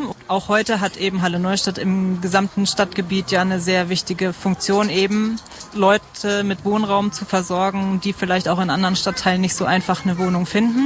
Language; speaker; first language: German; native; German